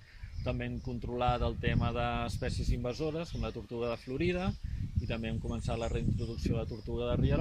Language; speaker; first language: Catalan; native; Catalan